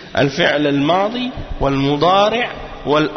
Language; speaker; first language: Arabic; non-native, fluent; French